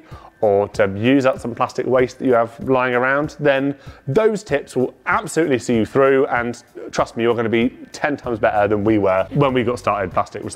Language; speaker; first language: English; native; English